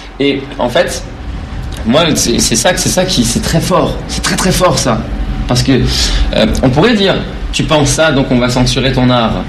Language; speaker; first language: French; non-native, fluent; Persian